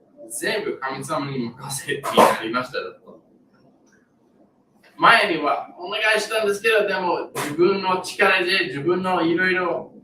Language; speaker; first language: Japanese; non-native, learner; English